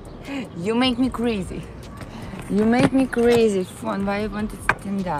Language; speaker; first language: English; non-native, learner; Russian